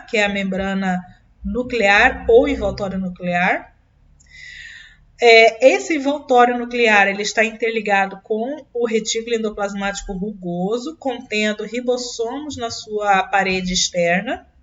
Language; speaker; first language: Portuguese; native; Portuguese